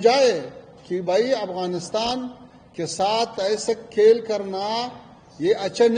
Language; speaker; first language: Hindi; non-native, fluent; Pashto